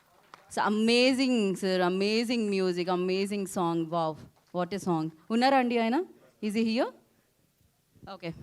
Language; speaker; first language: Telugu; native; Telugu